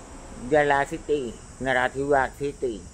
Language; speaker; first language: English; non-native, learner; Thai